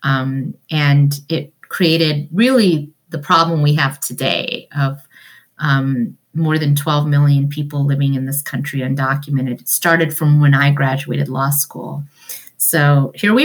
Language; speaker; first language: English; early bilingual, other home language; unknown